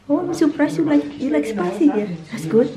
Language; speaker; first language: English; non-native, learner; Indonesian